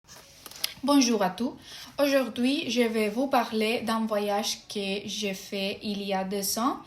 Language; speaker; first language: French; non-native, fluent; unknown